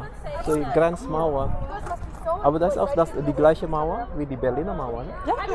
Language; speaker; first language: German; non-native, fluent; Indonesian